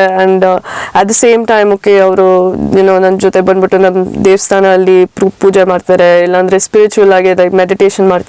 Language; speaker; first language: Kannada; early bilingual, heritage; Kannada